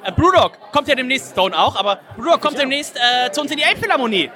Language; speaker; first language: German; native; German